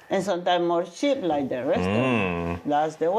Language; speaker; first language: English; non-native, learner; Spanish